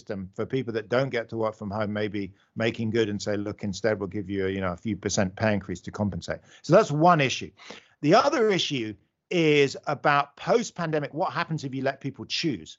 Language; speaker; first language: English; native; English